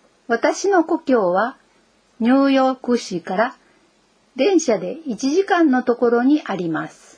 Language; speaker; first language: Japanese; non-native, fluent; English